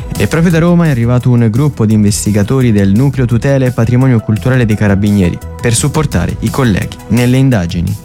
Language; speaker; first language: Italian; native; Italian